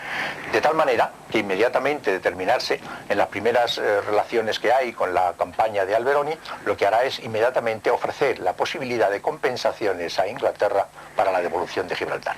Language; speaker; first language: Spanish; native; Spanish